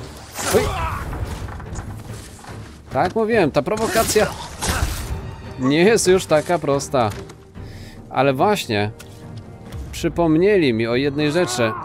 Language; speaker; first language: Polish; native; Polish